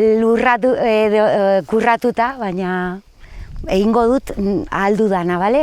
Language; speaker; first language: Basque; non-native, local second language; Spanish